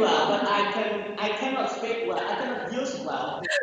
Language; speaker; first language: English; non-native, learner; Vietnamese